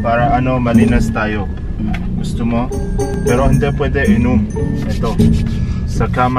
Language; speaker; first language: Filipino; non-native, learner; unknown